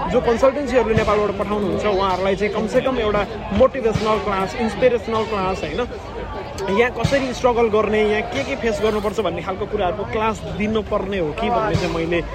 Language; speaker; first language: Nepali; native; Nepali